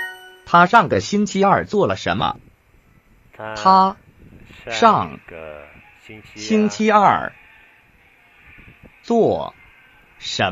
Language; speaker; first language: Chinese; non-native, learner; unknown